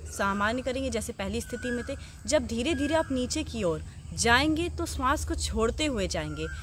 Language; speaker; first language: Hindi; native; Hindi